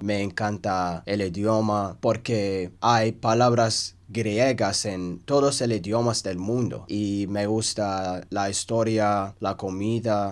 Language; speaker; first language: Spanish; non-native, learner; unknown